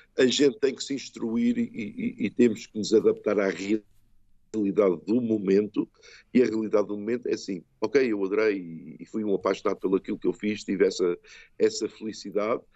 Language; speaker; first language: Portuguese; early bilingual, heritage; Portuguese